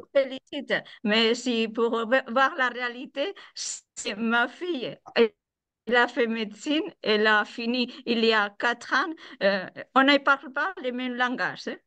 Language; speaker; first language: French; non-native, fluent; Spanish